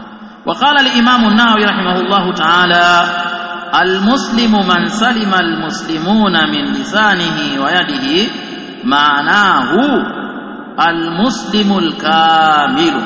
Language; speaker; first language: Arabic; non-native, fluent; Swahili